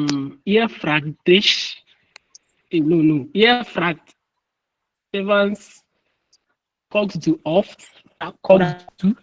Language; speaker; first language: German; non-native, learner; Akan